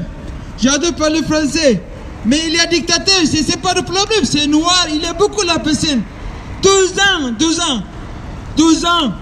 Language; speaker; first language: French; non-native, learner; Tigrinya